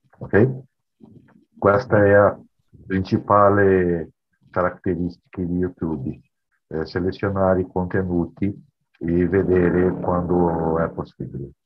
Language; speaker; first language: Italian; non-native, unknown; Portuguese